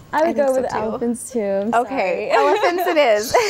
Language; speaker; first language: English; native; English